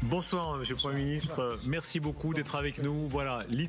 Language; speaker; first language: French; native; French